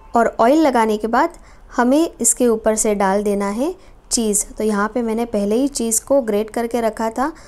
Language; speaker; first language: Hindi; non-native, local second language; Marathi